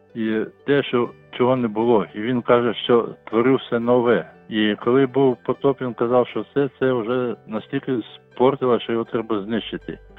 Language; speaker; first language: Ukrainian; non-native, local second language; Russian